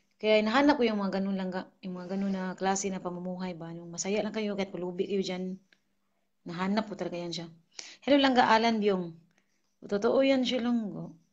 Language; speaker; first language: Filipino; non-native, local second language; Cebuano